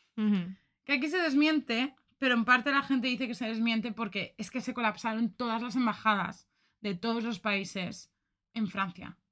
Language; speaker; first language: Spanish; native; Spanish